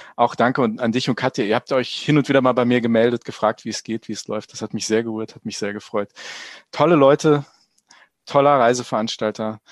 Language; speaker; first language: German; native; German